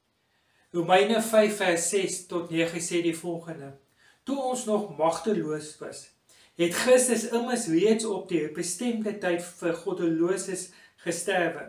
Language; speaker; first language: Afrikaans; native; Afrikaans